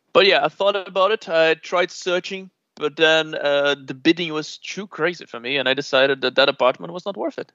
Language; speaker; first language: English; non-native, fluent; Portuguese